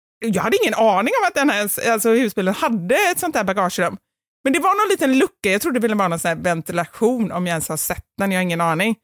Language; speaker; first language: Swedish; native; Swedish